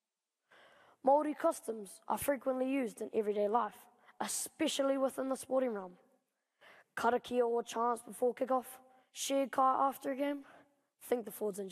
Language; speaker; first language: English; native; English